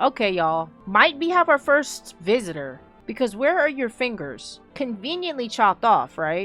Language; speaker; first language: English; native; English